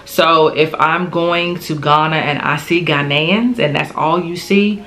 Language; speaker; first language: English; native; English